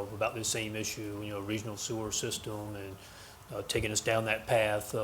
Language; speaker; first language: English; native; English